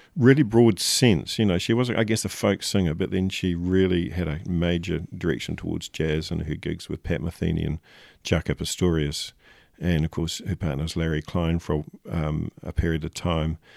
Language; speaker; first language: English; native; English